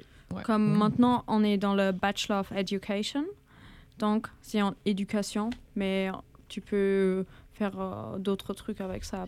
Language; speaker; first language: French; non-native, fluent; German